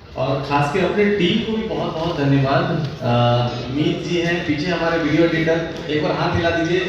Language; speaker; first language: Hindi; native; Hindi